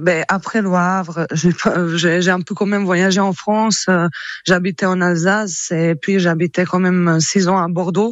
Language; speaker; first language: French; non-native, fluent; Croatian